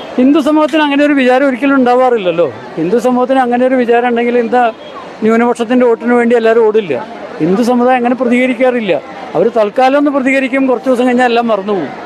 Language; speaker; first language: Malayalam; native; Malayalam